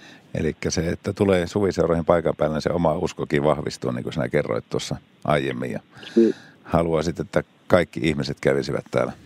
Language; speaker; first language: Finnish; native; Finnish